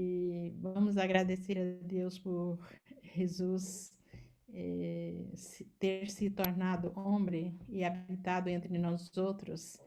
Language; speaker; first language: Portuguese; non-native, learner; Spanish